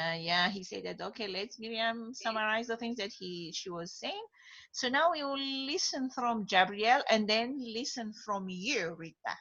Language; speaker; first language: English; non-native, fluent; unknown